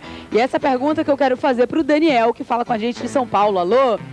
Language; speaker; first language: Portuguese; native; Portuguese